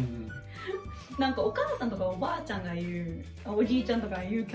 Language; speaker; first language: Japanese; non-native, fluent; English